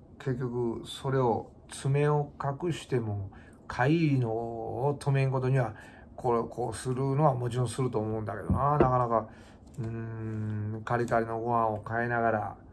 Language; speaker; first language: Japanese; native; Japanese